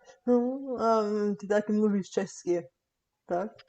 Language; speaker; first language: Czech; non-native, fluent; Bulgarian